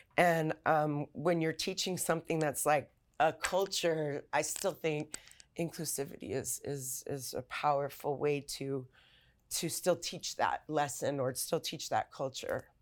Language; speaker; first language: English; native; English